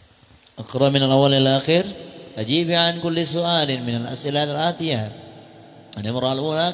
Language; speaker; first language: Arabic; non-native, fluent; Indonesian